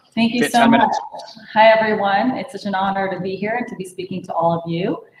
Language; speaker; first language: English; native; English